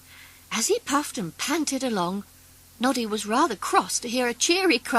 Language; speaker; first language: English; native; English